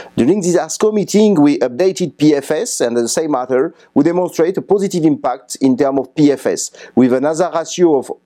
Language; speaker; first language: English; non-native, fluent; French